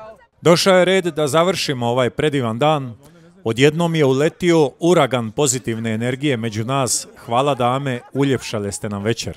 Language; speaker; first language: Croatian; native; Croatian